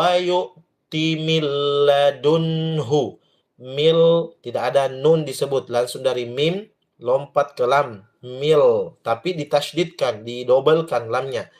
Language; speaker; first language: Indonesian; native; Indonesian